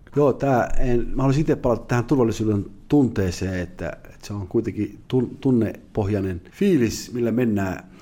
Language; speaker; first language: Finnish; early bilingual, other home language; Somali